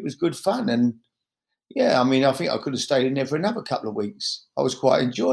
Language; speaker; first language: English; native; English